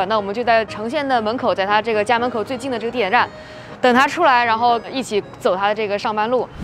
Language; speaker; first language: Chinese; native; Chinese